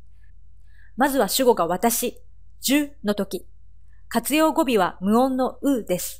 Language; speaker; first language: Japanese; native; Japanese